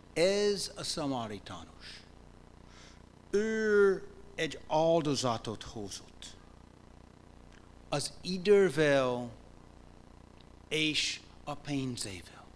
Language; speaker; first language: Hungarian; non-native, fluent; English